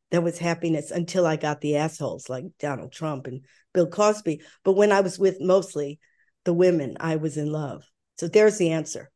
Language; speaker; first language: English; early bilingual, other home language; German